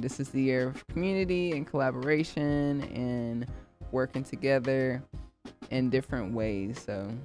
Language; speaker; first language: English; native; English